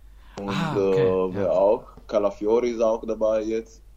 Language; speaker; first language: German; non-native, learner; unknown